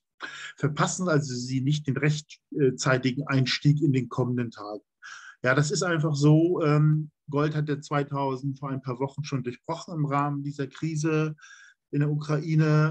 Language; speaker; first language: German; native; German